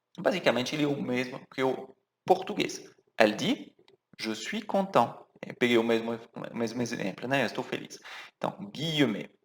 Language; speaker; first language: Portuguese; non-native, fluent; French